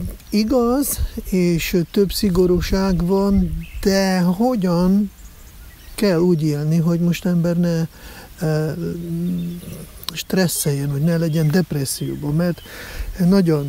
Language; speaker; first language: Hungarian; non-native, fluent; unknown